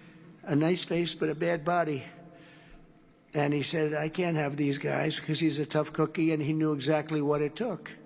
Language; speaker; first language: English; native; English